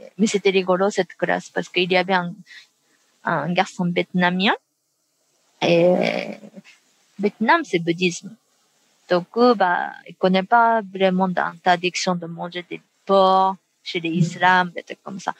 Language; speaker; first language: French; non-native, fluent; Japanese